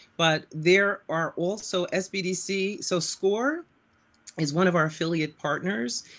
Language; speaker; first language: English; native; English